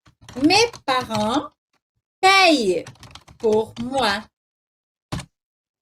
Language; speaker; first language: French; non-native, fluent; Portuguese